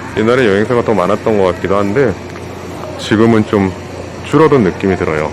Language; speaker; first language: Korean; native; Korean